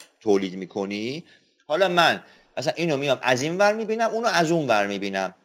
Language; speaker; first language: Persian; non-native, local second language; Azerbaijani